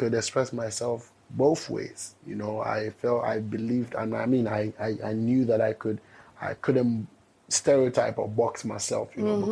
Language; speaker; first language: English; non-native, local second language; Ewe